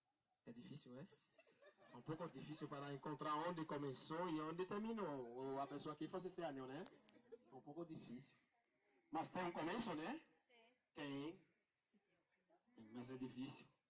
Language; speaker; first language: Portuguese; non-native, learner; Haitian Creole